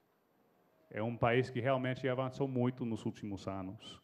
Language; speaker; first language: Portuguese; non-native, fluent; English